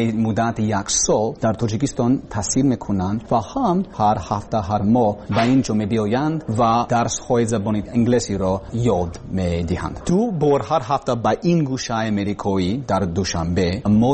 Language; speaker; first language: Persian; non-native, learner; English